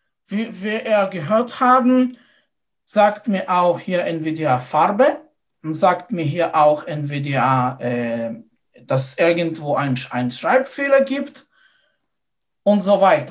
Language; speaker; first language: German; non-native, fluent; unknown